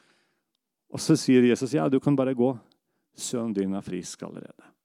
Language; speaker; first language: Swedish; non-native, learner; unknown